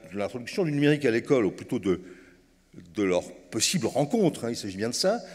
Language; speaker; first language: French; native; French